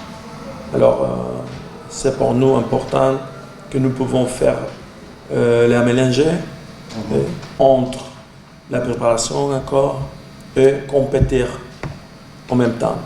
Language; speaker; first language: French; non-native, learner; Portuguese